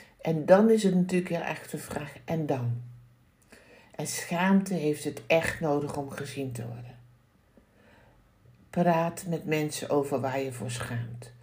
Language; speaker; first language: Dutch; native; Dutch